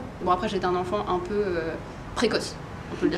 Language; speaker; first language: French; native; French